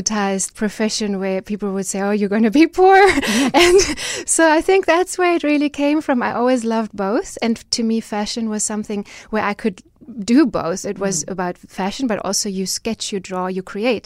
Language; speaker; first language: English; non-native, fluent; German